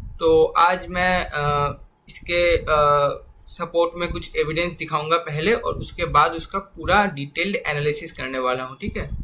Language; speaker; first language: Hindi; non-native, local second language; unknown